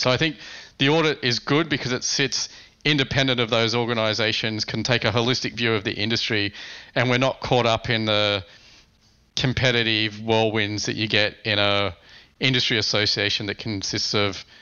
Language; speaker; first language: English; native; English